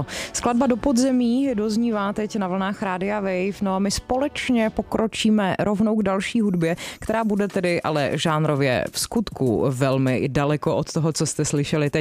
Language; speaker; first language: Czech; native; Czech